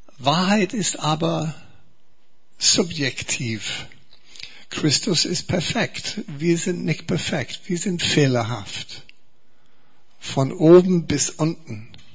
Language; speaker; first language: German; non-native, fluent; English